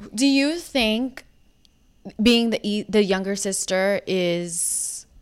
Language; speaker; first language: English; native; English